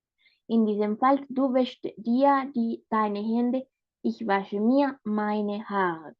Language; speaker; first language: German; non-native, fluent; Spanish